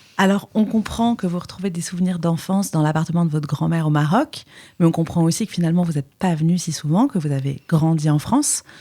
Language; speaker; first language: French; native; French